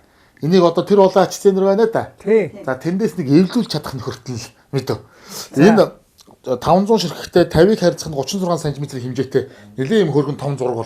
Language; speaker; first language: Mongolian; native; Mongolian